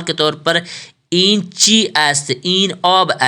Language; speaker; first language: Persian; non-native, fluent; Urdu